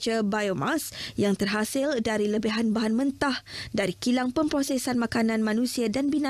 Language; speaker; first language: Malay; native; Malay